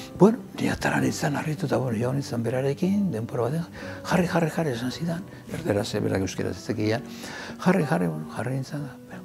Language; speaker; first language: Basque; native; Basque